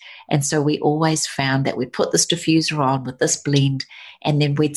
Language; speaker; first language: English; native; English